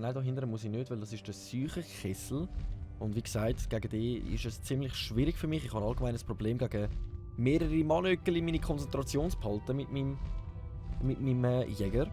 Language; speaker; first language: German; native; German